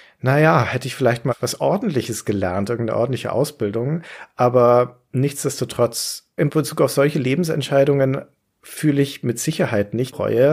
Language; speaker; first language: German; native; German